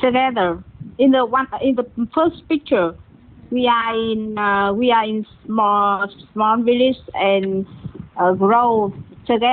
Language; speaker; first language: English; non-native, learner; Vietnamese